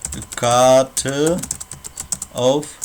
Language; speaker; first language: German; non-native, learner; Nepali